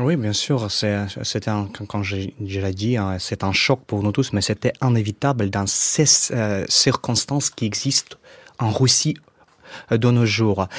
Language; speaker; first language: French; non-native, fluent; Russian